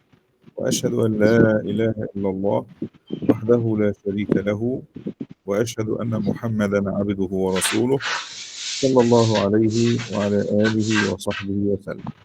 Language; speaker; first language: Arabic; native; Arabic